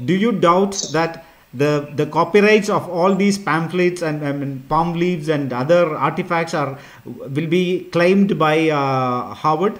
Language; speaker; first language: English; non-native, local second language; Tamil